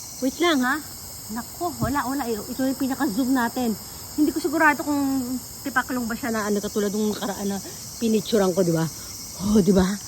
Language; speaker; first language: Filipino; native; Filipino